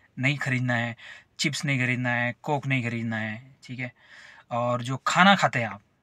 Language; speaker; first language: Hindi; non-native, local second language; Marathi